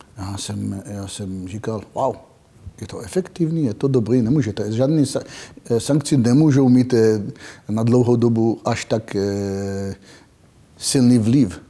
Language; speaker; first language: Czech; non-native, fluent; Hebrew